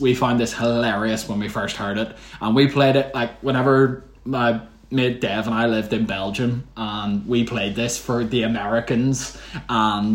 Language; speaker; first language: English; native; English